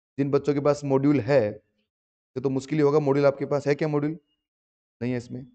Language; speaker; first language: Hindi; native; Hindi